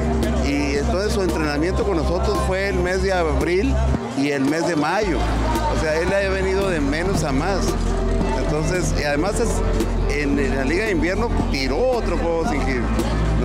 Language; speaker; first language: Spanish; native; Spanish